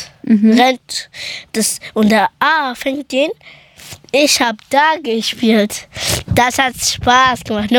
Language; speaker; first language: German; early bilingual, other home language; Persian